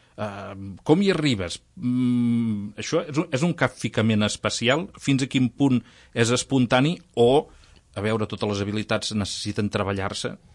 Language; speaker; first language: Catalan; native; Catalan